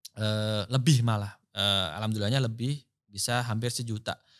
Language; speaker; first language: Indonesian; native; Indonesian